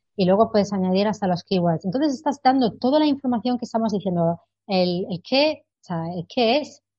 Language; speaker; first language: Spanish; non-native, fluent; English